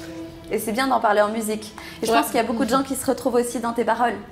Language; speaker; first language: French; native; French